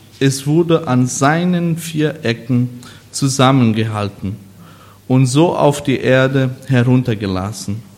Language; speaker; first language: German; non-native, learner; Portuguese